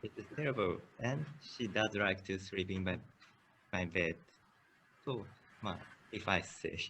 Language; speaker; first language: English; non-native, learner; Japanese